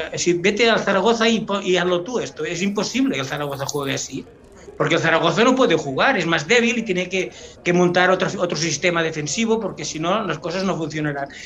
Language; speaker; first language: Spanish; non-native, local second language; Catalan